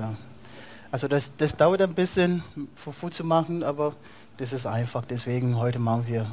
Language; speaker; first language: German; non-native, fluent; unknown